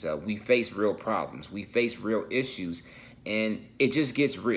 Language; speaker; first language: English; native; English